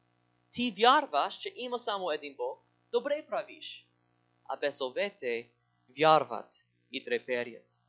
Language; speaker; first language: Bulgarian; non-native, learner; English